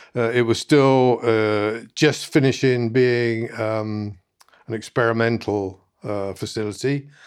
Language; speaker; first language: English; native; English